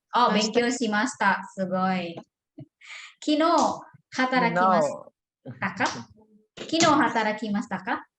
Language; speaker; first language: Japanese; non-native, fluent; Indonesian